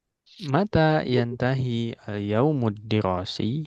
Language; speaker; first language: Arabic; non-native, fluent; Indonesian